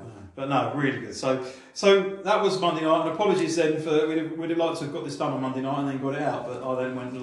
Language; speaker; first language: English; native; English